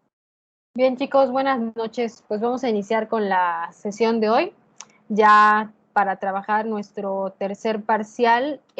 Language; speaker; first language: Spanish; native; Spanish